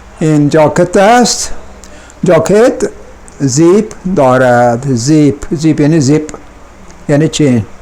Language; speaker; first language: Persian; non-native, fluent; Urdu